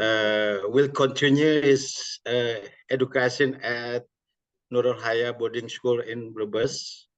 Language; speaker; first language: English; non-native, learner; Indonesian